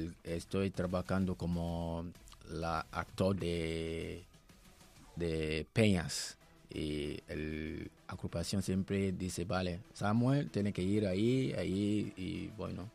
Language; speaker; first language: Spanish; non-native, learner; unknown